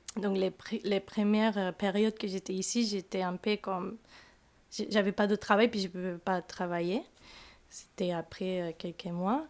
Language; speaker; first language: French; non-native, fluent; Spanish